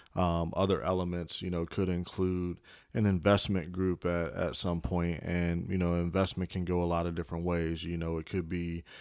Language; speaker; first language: English; native; English